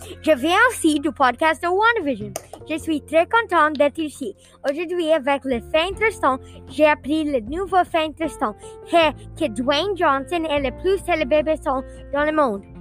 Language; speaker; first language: French; non-native, learner; English